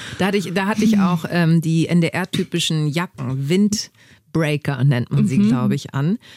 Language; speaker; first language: German; native; German